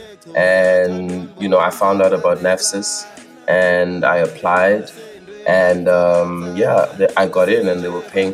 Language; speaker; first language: English; non-native, local second language; Xhosa